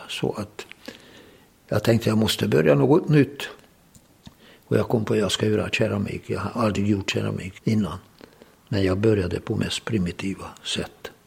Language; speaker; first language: Swedish; non-native, fluent; Hungarian